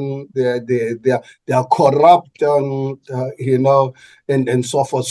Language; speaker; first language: English; non-native, local second language; Northern Sotho